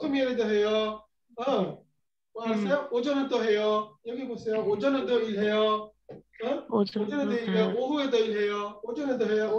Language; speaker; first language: Korean; non-native, learner; Bangla